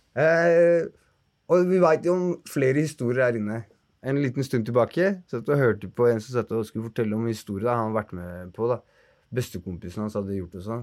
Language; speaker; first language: Norwegian; native; Norwegian